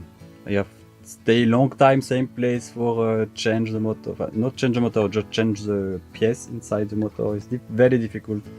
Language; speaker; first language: English; non-native, learner; French